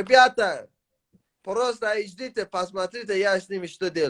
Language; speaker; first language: Russian; non-native, learner; Tajik